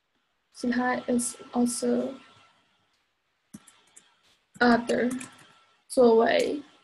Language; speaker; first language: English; non-native, fluent; Chinese